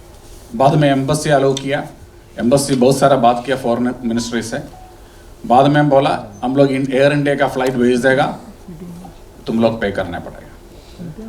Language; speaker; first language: Hindi; non-native, local second language; Malayalam